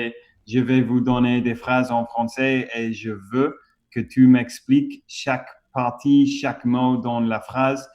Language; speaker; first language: French; non-native, fluent; English